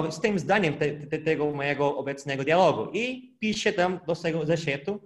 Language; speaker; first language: Polish; non-native, fluent; Portuguese